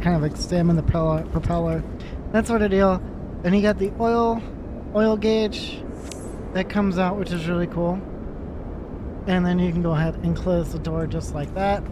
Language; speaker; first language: English; native; English